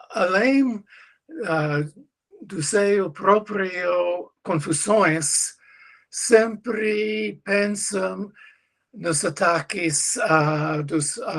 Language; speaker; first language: Portuguese; non-native, learner; English